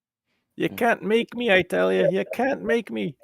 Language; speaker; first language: English; native; English